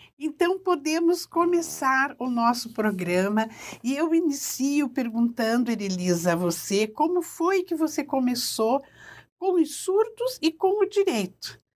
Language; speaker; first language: Portuguese; native; Portuguese